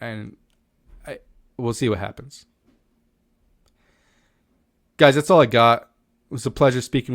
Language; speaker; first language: English; native; English